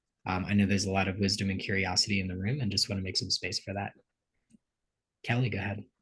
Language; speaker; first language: English; native; English